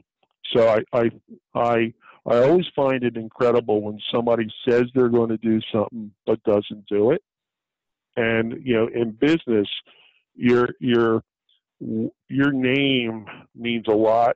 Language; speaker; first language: English; native; English